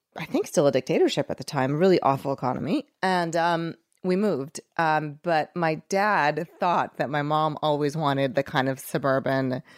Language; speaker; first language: English; early bilingual, other home language; Portuguese